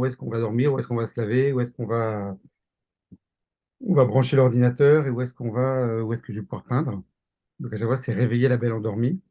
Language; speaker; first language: French; native; French